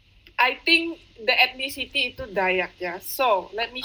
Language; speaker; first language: English; non-native, fluent; Indonesian